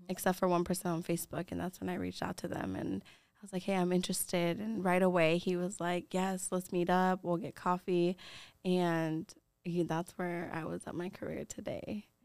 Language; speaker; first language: English; early bilingual, other home language; Spanish